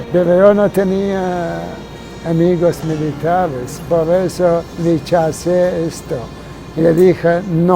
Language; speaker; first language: Spanish; non-native, fluent; Arabic